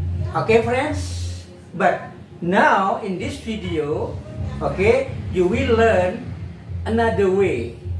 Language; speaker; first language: English; non-native, fluent; Indonesian